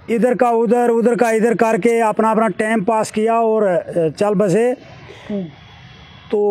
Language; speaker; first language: Hindi; native; Hindi